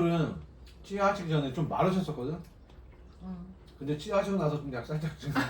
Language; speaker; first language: Korean; native; Korean